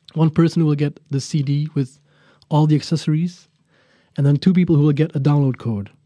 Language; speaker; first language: English; non-native, fluent; Dutch